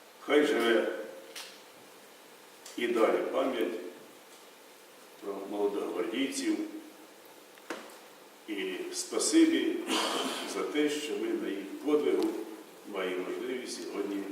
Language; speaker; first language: Ukrainian; native; Ukrainian